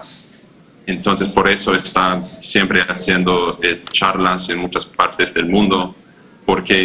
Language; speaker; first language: Spanish; non-native, fluent; English